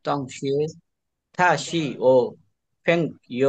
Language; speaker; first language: Chinese; non-native, learner; Bangla